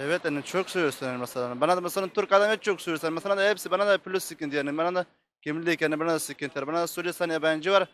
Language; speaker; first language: Turkish; non-native, learner; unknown